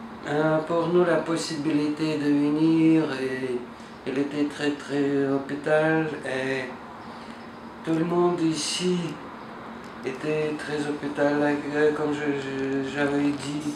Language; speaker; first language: French; non-native, learner; Russian